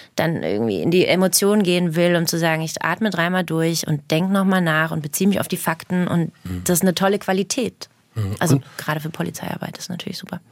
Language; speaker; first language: German; native; German